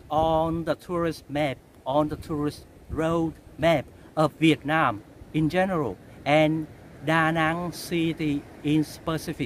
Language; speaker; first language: English; non-native, local second language; Vietnamese